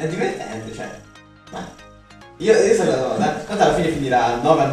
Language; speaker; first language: Italian; native; Italian